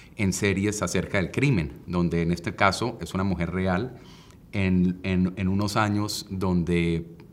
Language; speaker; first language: Spanish; native; Spanish